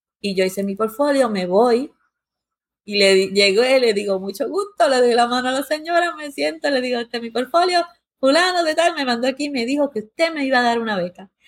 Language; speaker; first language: Spanish; early bilingual, heritage; Spanish